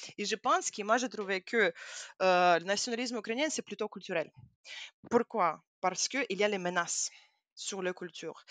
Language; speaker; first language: French; non-native, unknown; Russian